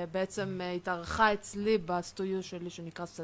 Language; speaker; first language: Hebrew; native; Hebrew